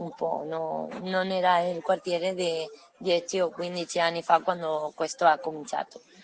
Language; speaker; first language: Italian; non-native, learner; Spanish